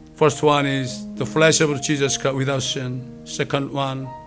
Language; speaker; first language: English; non-native, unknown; Korean